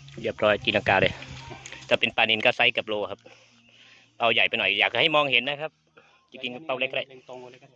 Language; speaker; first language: Thai; native; Thai